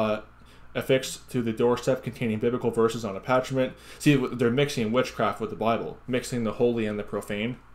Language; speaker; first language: English; native; English